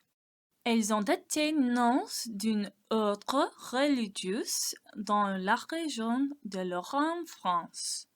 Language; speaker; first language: French; non-native, learner; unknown